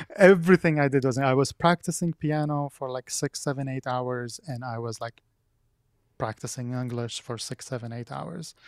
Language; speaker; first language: English; non-native, fluent; Arabic